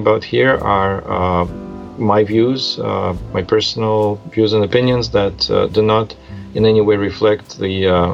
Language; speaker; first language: English; non-native, fluent; Russian